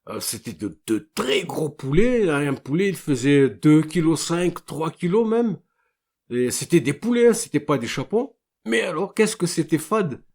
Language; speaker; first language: French; non-native, local second language; Malagasy